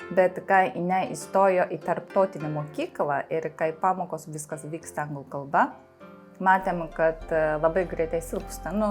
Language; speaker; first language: Lithuanian; non-native, fluent; Japanese